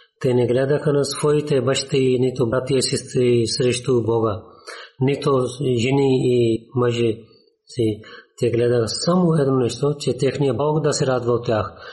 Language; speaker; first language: Bulgarian; non-native, learner; Urdu